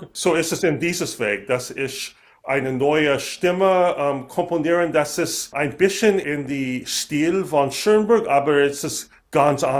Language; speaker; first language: German; non-native, learner; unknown